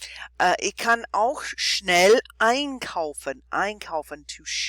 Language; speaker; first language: German; non-native, fluent; English